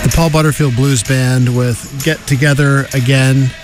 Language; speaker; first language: English; native; English